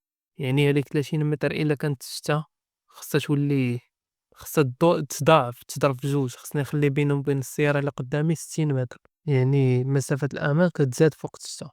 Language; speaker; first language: Arabic; native; Arabic